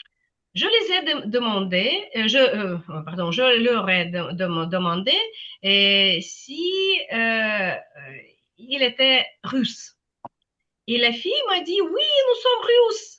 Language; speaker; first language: French; non-native, fluent; Ukrainian